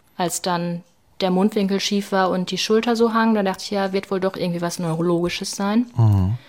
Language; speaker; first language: German; native; German